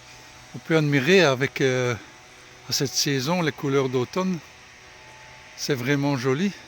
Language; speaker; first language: French; native; French